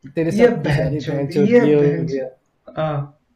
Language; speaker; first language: Hindi; non-native, local second language; Assamese